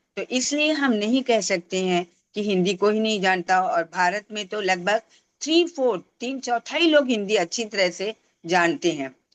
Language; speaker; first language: Hindi; non-native, local second language; Tamil